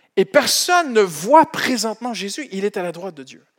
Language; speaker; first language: French; native; French